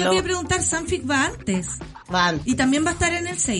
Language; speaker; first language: Spanish; native; Spanish